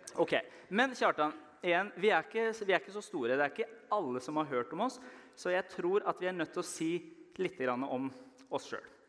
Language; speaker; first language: Norwegian; early bilingual, other home language; Persian